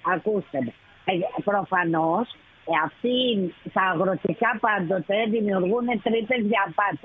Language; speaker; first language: Greek; native; Greek